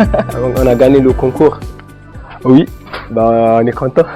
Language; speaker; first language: French; non-native, fluent; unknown